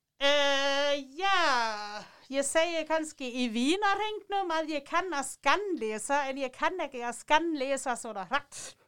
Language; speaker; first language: Icelandic; non-native, fluent; German